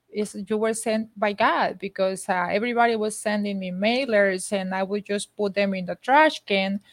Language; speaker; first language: English; non-native, fluent; Spanish